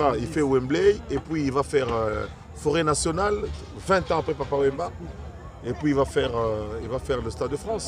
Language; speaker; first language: French; non-native, local second language; Lingala